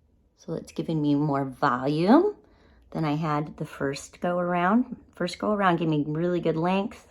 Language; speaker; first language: English; native; English